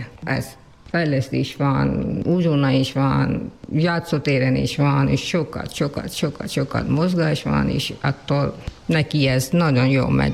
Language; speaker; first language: Hungarian; non-native, learner; Urdu